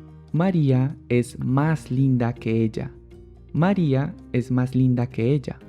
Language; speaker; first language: Spanish; native; Spanish